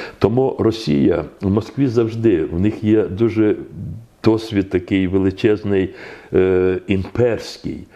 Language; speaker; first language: Ukrainian; non-native, local second language; Crimean Tatar